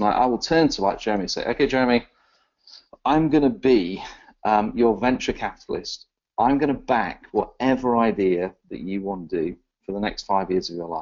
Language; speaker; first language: English; native; English